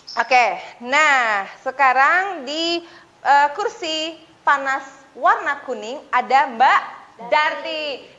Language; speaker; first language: Indonesian; native; Indonesian